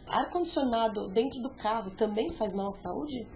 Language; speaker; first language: Portuguese; native; Portuguese